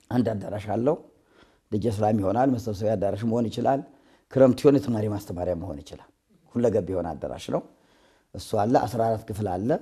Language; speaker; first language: Amharic; native; Amharic